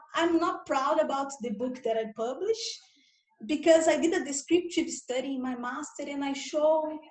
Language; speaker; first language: English; non-native, fluent; Portuguese